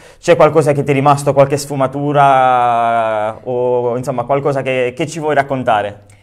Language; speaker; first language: Italian; native; Italian